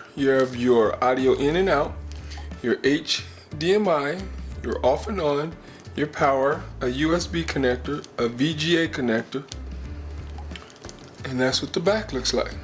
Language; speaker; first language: English; native; English